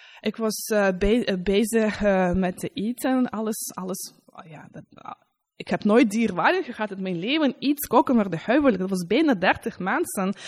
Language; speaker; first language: Dutch; non-native, learner; Russian